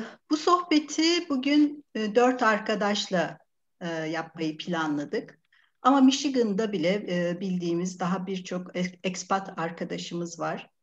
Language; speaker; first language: Turkish; native; Turkish